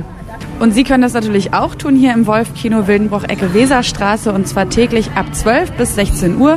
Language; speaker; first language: German; native; German